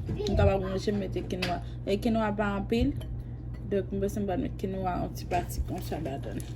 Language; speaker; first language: French; non-native, learner; Haitian Creole